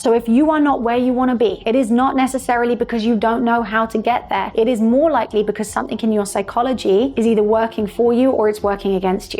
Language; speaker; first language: English; native; English